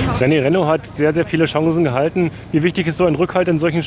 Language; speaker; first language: German; native; German